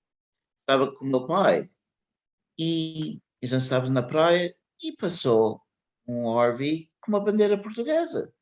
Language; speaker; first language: Portuguese; early bilingual, heritage; English